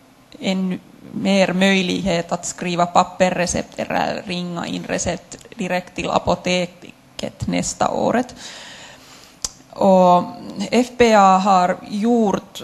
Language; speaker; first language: Swedish; non-native, local second language; Finnish